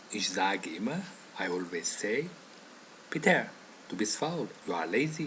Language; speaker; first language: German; non-native, fluent; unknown